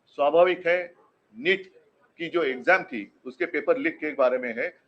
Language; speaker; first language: Hindi; non-native, local second language; Marathi